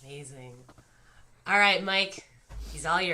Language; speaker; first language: English; native; English